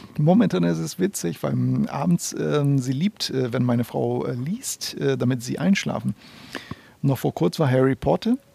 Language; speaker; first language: German; non-native, fluent; Portuguese